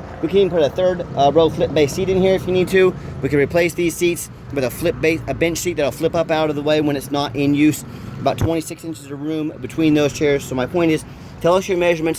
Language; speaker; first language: English; native; English